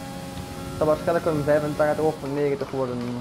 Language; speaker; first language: Dutch; native; Dutch